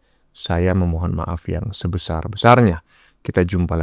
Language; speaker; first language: Indonesian; native; Indonesian